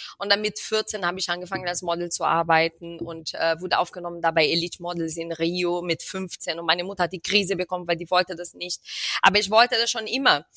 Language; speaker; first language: German; non-native, fluent; Portuguese